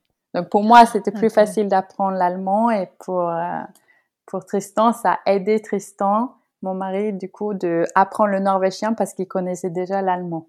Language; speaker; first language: French; non-native, fluent; Norwegian